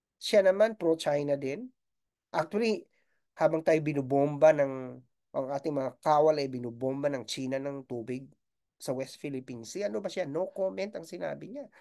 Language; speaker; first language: Filipino; non-native, local second language; Bikol